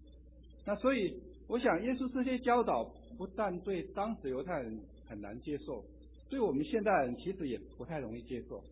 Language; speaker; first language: Chinese; native; Chinese